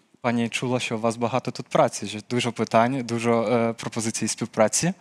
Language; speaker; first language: Polish; non-native, fluent; Ukrainian